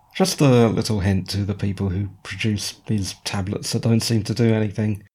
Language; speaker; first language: English; native; English